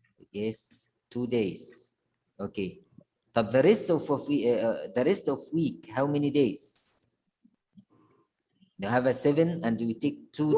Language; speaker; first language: English; non-native, fluent; Arabic